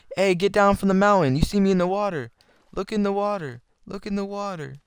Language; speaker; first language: English; native; English